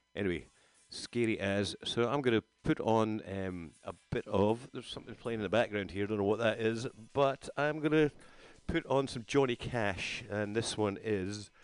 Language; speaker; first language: English; native; English